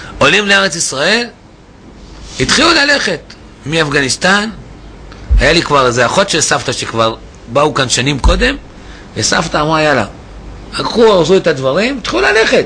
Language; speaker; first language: Hebrew; native; Hebrew